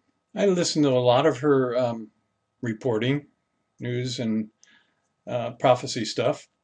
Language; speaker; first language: English; native; English